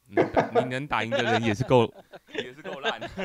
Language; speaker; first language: Chinese; native; Chinese